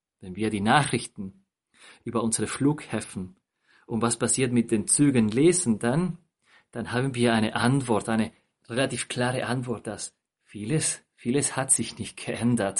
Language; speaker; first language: German; non-native, fluent; Spanish